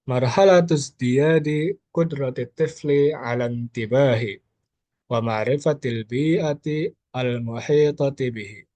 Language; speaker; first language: Arabic; non-native, learner; Indonesian